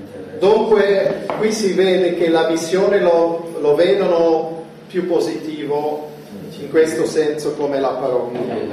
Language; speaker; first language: Italian; non-native, fluent; German